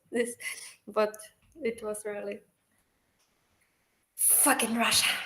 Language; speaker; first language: English; non-native, learner; Ukrainian